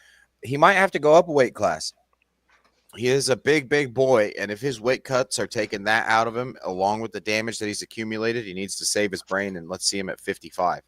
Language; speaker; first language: English; native; English